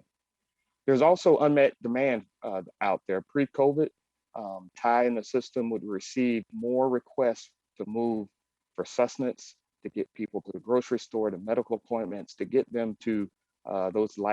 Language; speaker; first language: English; native; English